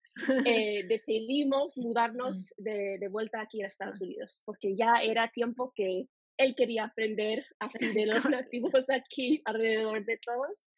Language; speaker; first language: Spanish; non-native, fluent; English